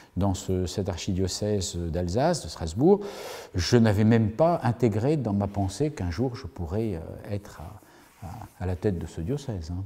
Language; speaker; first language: French; native; French